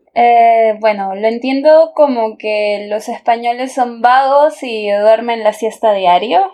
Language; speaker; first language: Spanish; native; Spanish